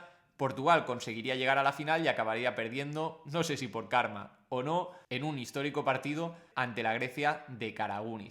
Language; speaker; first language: Spanish; native; Spanish